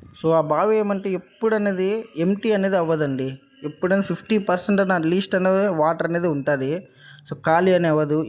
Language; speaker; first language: Telugu; non-native, local second language; Urdu